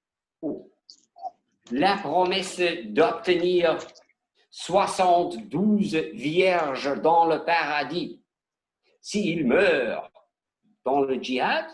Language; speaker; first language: French; non-native, learner; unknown